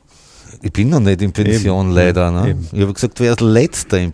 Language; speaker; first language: German; native; German